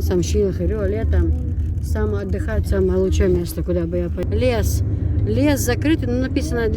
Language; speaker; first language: Russian; non-native, local second language; Chechen